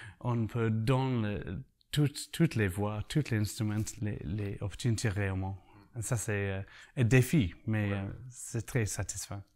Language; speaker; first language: French; non-native, learner; English